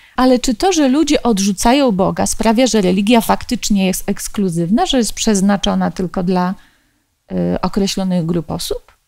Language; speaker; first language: Polish; native; Polish